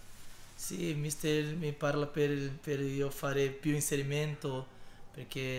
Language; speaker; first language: Italian; non-native, learner; Portuguese